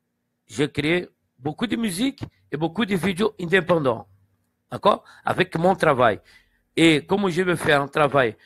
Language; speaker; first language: French; non-native, fluent; Portuguese